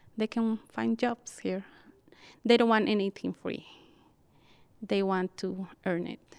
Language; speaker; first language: English; non-native, fluent; Spanish